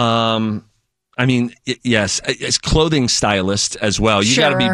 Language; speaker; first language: English; native; English